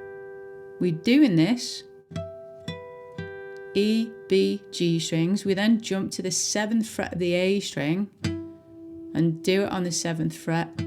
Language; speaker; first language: English; native; English